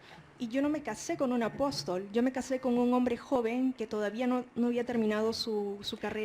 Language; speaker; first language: Spanish; native; Spanish